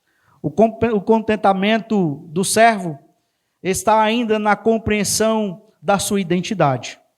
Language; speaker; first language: Portuguese; native; Portuguese